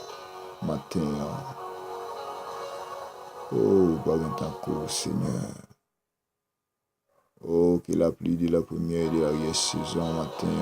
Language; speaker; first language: French; non-native, local second language; Haitian Creole